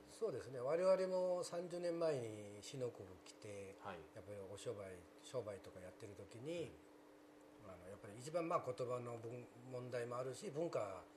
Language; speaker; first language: Japanese; non-native, fluent; Korean